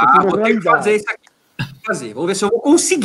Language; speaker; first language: Spanish; non-native, learner; Portuguese